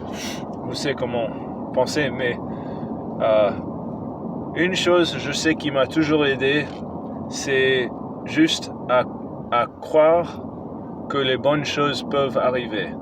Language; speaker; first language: French; non-native, fluent; English